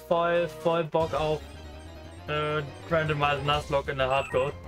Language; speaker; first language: German; native; German